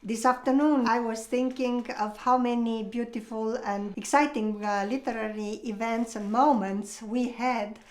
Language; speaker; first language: English; non-native, fluent; Romanian